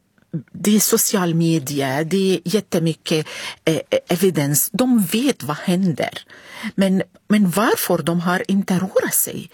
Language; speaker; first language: Swedish; non-native, learner; Arabic